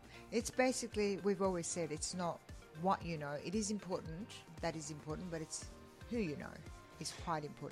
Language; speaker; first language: English; non-native, fluent; Turkish